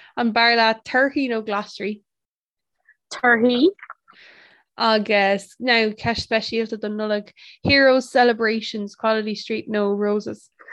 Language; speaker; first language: Irish; non-native, local second language; English